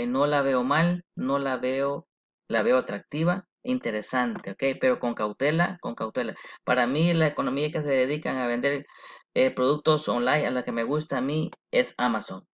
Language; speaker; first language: Spanish; early bilingual, heritage; Spanish